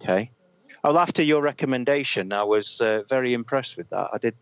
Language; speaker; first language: English; native; English